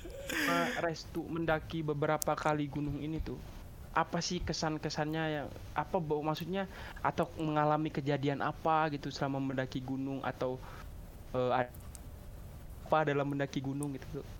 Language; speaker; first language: Indonesian; non-native, local second language; Sundanese